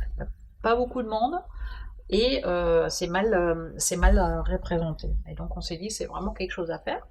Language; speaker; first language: French; non-native, fluent; German